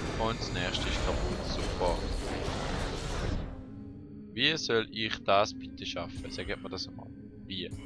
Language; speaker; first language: German; native; German